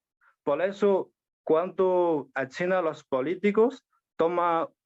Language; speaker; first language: Spanish; non-native, learner; Chinese